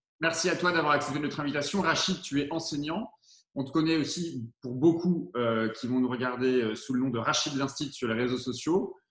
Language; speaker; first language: French; native; French